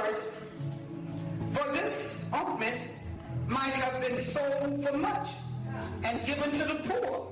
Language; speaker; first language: English; native; English